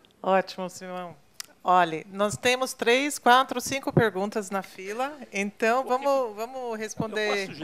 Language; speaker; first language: Portuguese; non-native, fluent; English